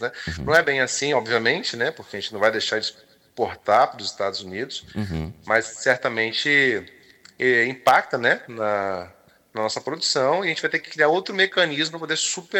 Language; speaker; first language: Portuguese; native; Portuguese